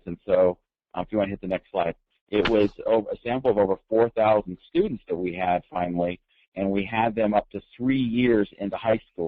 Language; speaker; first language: English; native; English